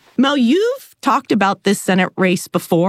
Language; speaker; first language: English; native; English